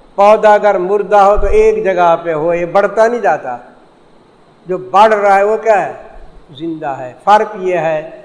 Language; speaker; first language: Urdu; native; Urdu